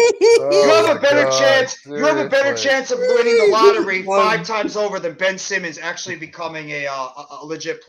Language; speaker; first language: English; native; English